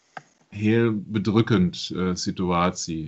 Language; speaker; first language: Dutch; non-native, learner; German